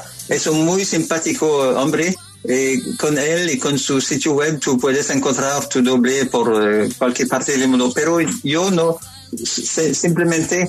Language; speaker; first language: Spanish; non-native, learner; French